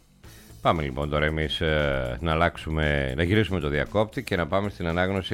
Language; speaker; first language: Greek; native; Greek